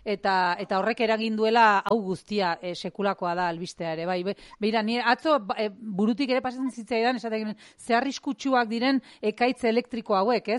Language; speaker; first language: Basque; native; Basque